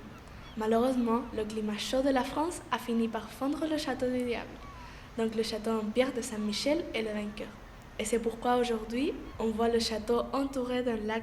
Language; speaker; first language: French; non-native, fluent; Spanish